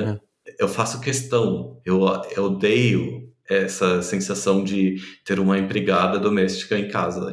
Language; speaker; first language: Portuguese; non-native, fluent; German